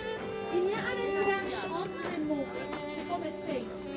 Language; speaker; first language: French; non-native, fluent; Persian